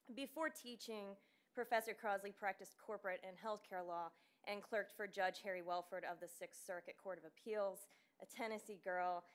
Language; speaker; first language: English; native; English